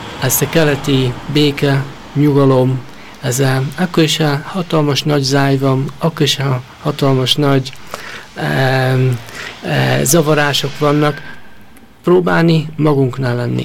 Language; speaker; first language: Hungarian; early bilingual, heritage; Hungarian